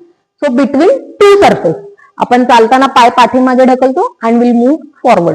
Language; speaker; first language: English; non-native, local second language; Marathi